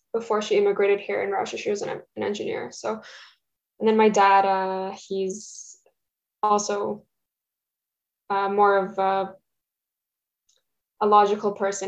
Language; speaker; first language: English; early bilingual, other home language; Russian